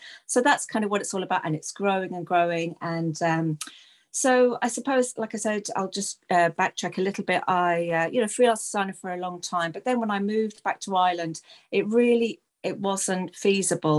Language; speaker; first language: English; native; English